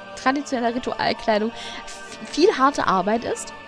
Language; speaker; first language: German; native; German